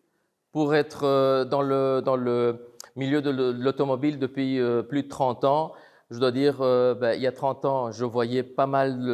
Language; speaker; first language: French; native; French